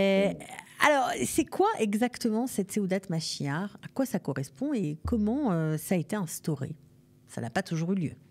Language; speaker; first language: French; native; French